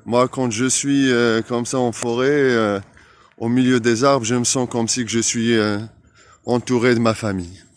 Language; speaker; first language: French; non-native, local second language; Arabic